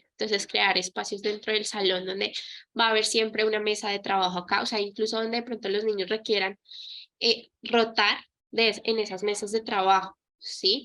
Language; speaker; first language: Spanish; native; Spanish